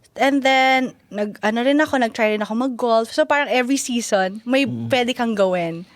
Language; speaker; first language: Filipino; native; Filipino